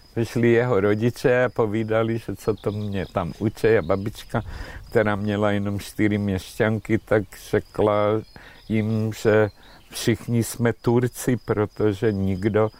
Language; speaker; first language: Czech; non-native, fluent; Hungarian